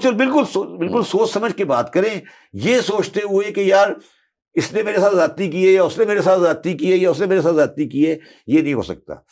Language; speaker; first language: Urdu; native; Urdu